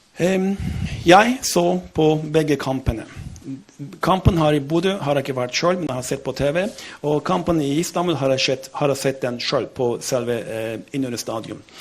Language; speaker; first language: Norwegian; non-native, fluent; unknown